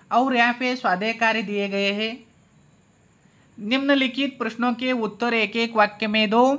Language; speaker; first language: Hindi; non-native, local second language; Marathi